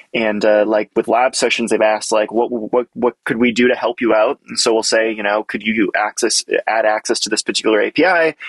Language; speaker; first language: English; native; English